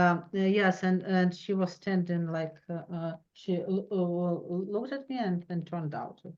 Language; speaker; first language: English; non-native, learner; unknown